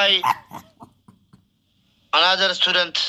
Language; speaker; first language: English; non-native, learner; Oromo